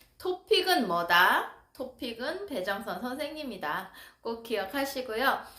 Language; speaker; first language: Korean; native; Korean